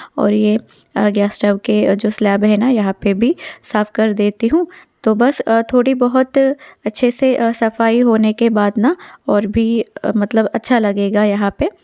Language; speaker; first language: Hindi; non-native, local second language; Telugu